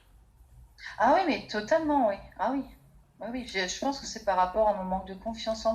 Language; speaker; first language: French; native; French